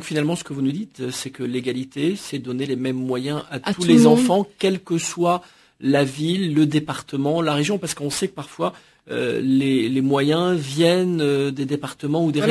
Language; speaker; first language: French; native; French